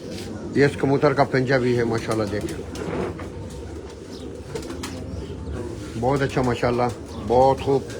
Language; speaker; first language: Hindi; non-native, learner; Arabic